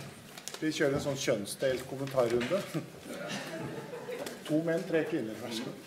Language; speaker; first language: Norwegian; native; Norwegian